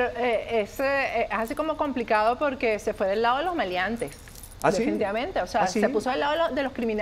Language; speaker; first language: Spanish; native; Spanish